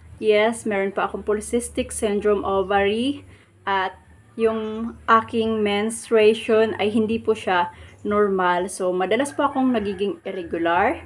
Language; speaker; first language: Filipino; non-native, local second language; Cebuano